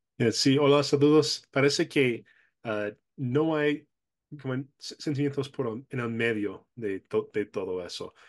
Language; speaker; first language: Spanish; non-native, fluent; English